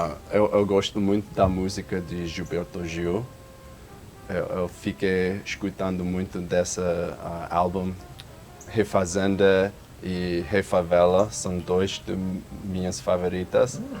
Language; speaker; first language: Portuguese; non-native, fluent; English